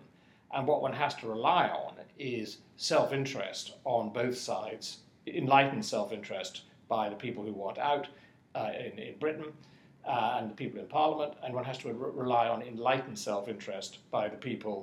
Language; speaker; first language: English; native; English